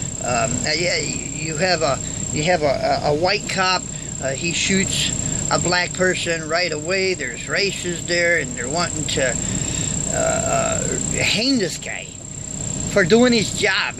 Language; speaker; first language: English; native; English